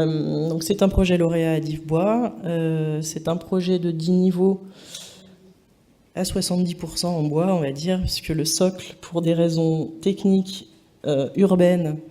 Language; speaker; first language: French; native; French